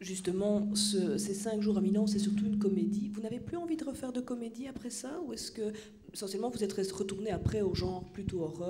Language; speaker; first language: French; native; French